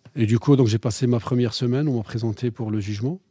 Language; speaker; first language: French; non-native, local second language; Arabic